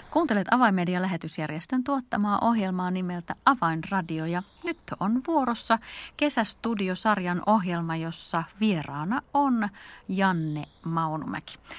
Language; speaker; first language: Finnish; native; Finnish